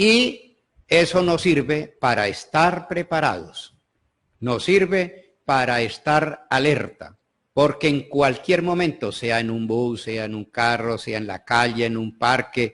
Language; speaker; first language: Spanish; native; Spanish